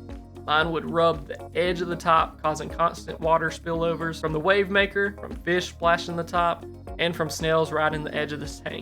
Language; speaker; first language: English; native; English